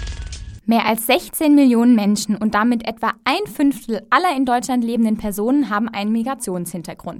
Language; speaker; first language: German; native; German